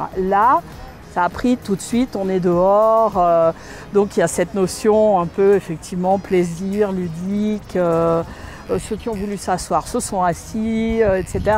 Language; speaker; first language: French; native; French